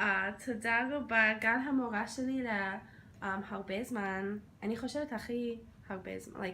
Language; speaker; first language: Hebrew; non-native, learner; English